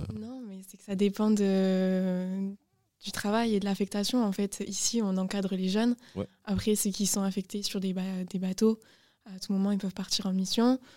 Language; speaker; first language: French; native; French